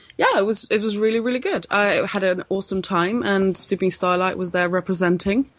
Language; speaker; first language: English; non-native, fluent; Swedish